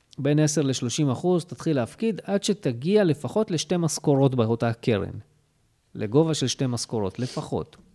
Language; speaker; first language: Hebrew; early bilingual, other home language; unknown